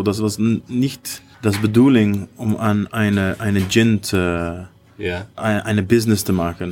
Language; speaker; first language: German; non-native, learner; Dutch